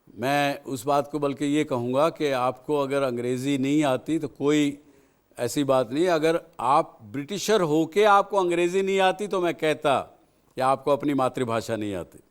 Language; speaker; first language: Hindi; native; Hindi